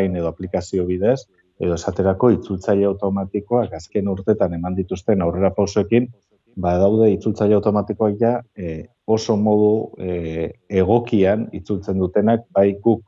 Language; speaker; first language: Basque; native; Basque